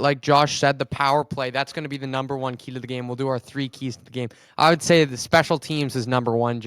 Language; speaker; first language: English; native; English